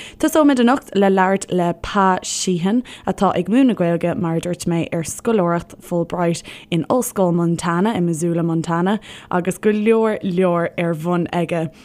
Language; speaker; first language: Irish; native; Irish